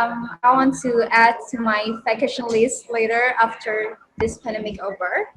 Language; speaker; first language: English; non-native, learner; Indonesian